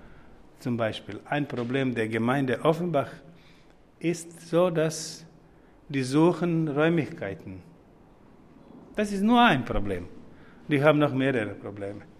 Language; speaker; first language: German; non-native, fluent; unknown